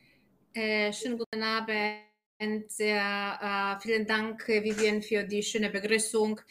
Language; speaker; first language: German; non-native, fluent; Polish